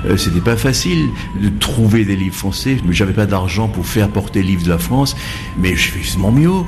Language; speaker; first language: French; non-native, fluent; Bangla